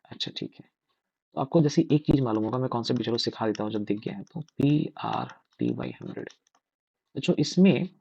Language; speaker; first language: Hindi; native; Hindi